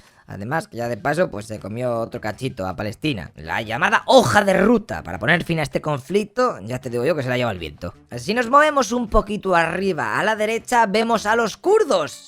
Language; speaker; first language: Spanish; native; Spanish